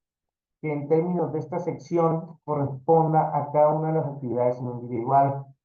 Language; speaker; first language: Spanish; native; Spanish